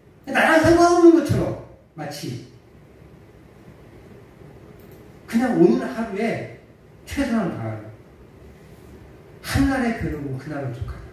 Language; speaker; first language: Korean; native; Korean